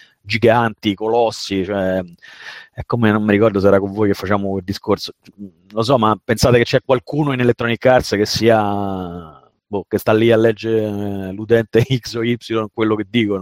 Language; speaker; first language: Italian; native; Italian